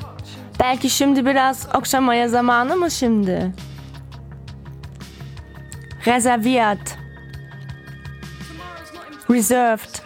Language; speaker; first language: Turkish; early bilingual, heritage; German